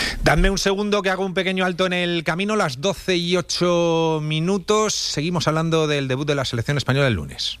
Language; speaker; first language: Spanish; native; Spanish